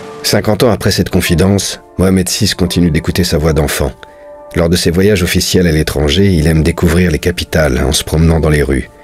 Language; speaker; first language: French; native; French